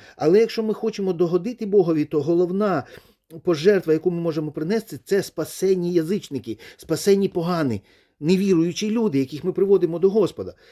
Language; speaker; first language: Ukrainian; non-native, local second language; Russian